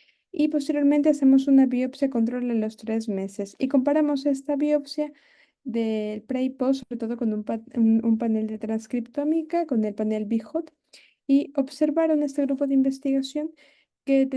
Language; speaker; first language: Spanish; native; Spanish